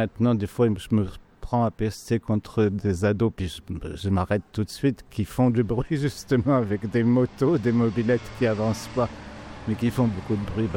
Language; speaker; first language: French; native; French